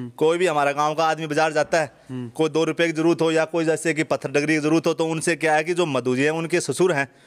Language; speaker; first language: Hindi; native; Hindi